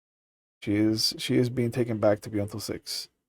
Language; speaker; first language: English; native; English